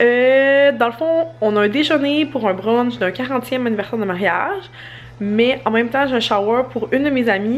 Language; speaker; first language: French; native; French